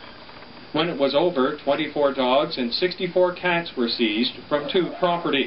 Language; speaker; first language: English; native; English